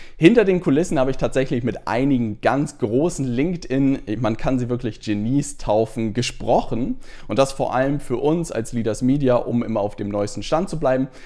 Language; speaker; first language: German; native; German